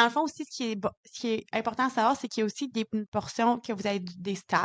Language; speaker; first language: French; native; French